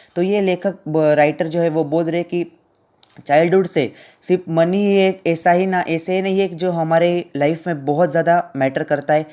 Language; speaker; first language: Hindi; non-native, local second language; Marathi